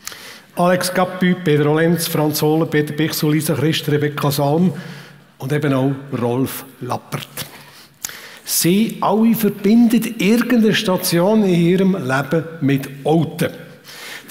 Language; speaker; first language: German; native; German